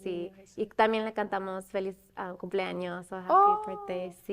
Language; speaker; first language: Spanish; early bilingual, other home language; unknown